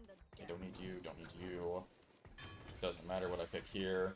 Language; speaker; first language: English; native; English